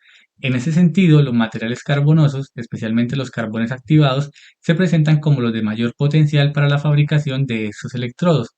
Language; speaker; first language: Spanish; native; Spanish